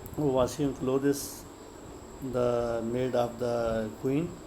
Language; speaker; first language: English; non-native, local second language; Urdu